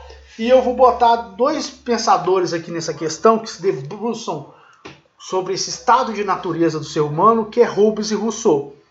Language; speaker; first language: Portuguese; native; Portuguese